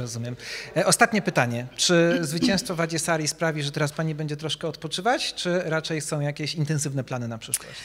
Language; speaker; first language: Polish; native; Polish